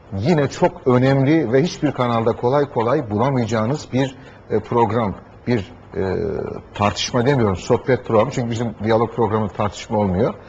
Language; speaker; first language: Turkish; native; Turkish